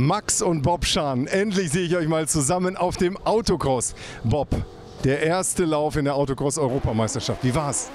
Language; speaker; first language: German; native; German